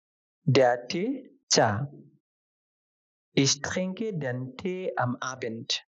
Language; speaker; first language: German; non-native, fluent; Bangla